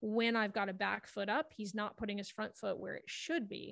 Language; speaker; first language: English; native; English